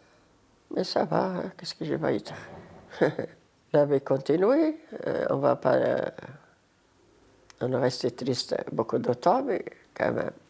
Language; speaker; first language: French; non-native, learner; Arabic